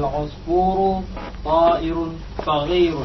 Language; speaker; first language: Arabic; non-native, learner; Indonesian